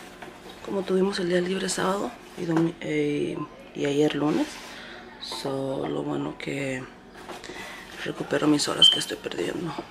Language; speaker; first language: Spanish; early bilingual, heritage; Spanish